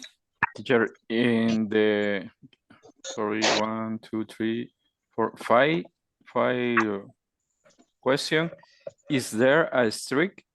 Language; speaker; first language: English; non-native, learner; Spanish